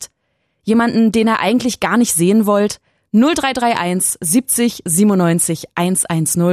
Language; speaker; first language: German; native; German